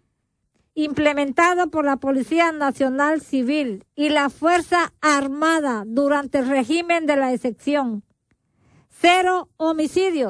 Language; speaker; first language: Spanish; native; Spanish